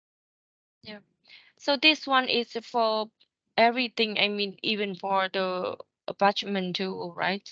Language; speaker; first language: English; non-native, learner; Vietnamese